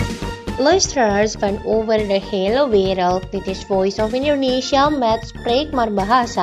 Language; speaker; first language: Dutch; non-native, learner; Indonesian